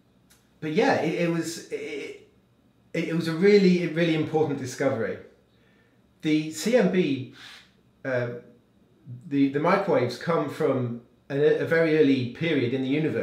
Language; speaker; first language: English; native; English